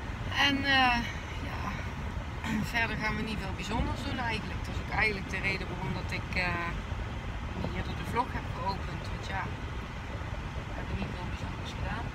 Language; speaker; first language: Dutch; native; Dutch